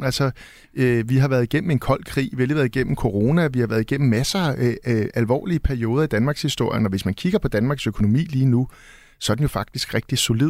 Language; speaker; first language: Danish; native; Danish